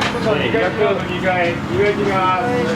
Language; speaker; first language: Japanese; native; Japanese